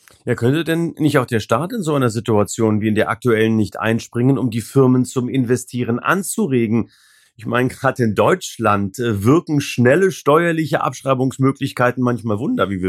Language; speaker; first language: German; native; German